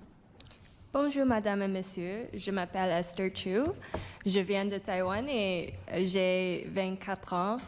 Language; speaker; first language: French; non-native, fluent; Chinese